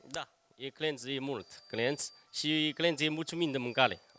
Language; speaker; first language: Romanian; non-native, learner; Chinese